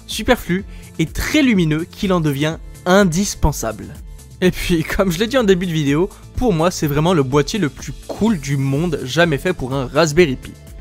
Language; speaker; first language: French; native; French